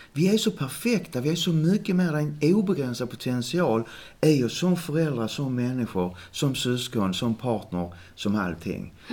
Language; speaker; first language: Swedish; native; Swedish